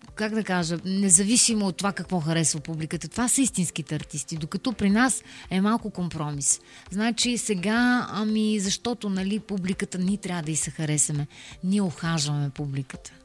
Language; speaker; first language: Bulgarian; native; Bulgarian